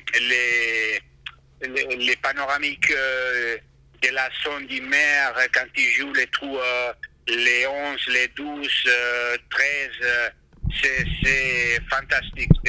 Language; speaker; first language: French; non-native, fluent; Spanish